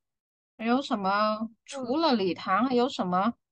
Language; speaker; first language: Chinese; non-native, fluent; Vietnamese